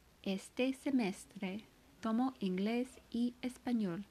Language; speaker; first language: Spanish; non-native, learner; English